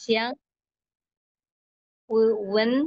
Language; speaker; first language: Chinese; non-native, learner; Bangla